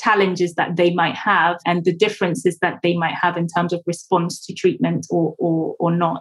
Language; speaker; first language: English; non-native, local second language; Akan